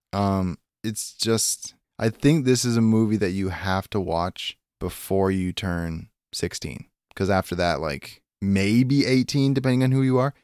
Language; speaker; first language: English; native; English